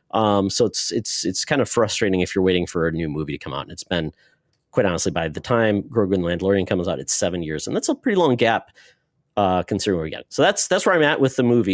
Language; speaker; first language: English; native; English